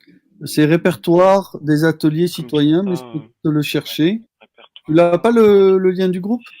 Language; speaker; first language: French; native; French